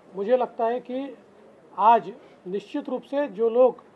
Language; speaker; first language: Hindi; non-native, local second language; Marathi